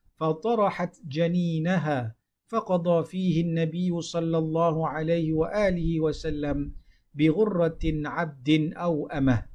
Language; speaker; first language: Arabic; non-native, fluent; Malay